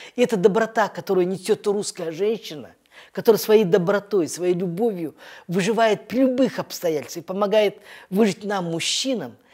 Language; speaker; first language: Russian; native; Russian